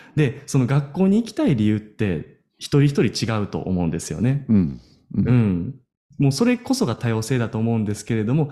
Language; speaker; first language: Japanese; native; Japanese